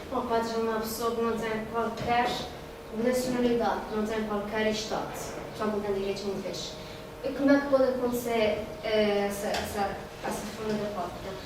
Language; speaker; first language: Portuguese; native; Portuguese